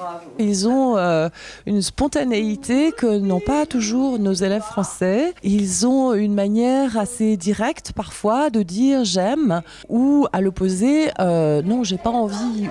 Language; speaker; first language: French; native; French